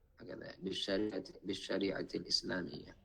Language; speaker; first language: Arabic; non-native, fluent; Indonesian